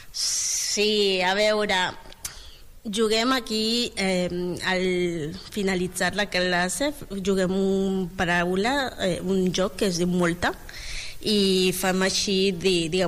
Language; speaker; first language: Catalan; non-native, learner; Spanish